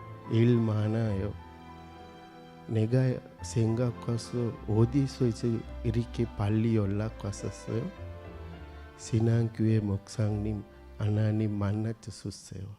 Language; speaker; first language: Korean; non-native, learner; Sinhala